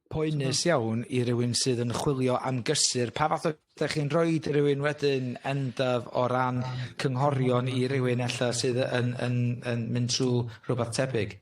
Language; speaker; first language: Welsh; native; Welsh